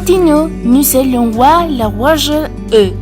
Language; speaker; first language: French; non-native, learner; Spanish